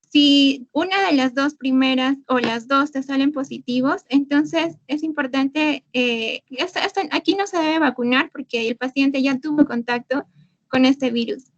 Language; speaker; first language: Spanish; native; Spanish